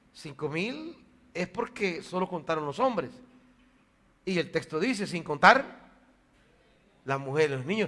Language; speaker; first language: Spanish; native; Spanish